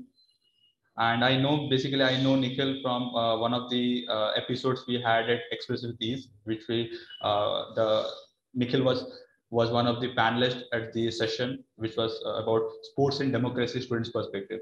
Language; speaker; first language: English; non-native, local second language; Odia